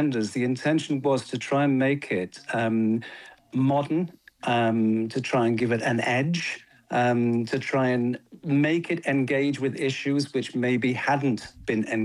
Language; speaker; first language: English; native; English